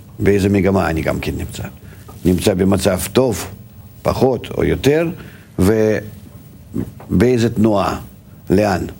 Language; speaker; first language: Hebrew; non-native, fluent; Russian